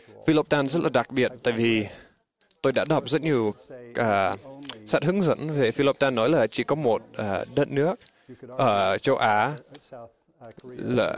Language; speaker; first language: Vietnamese; non-native, fluent; English